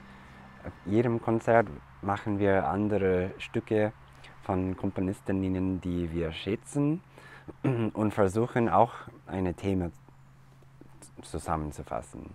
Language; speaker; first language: German; non-native, fluent; English